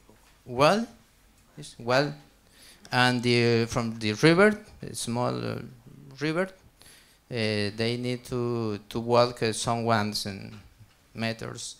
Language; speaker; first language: English; non-native, learner; Spanish